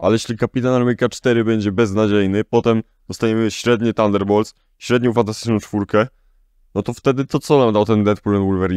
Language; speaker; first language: Polish; native; Polish